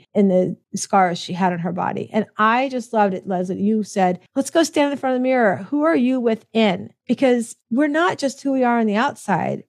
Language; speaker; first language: English; native; English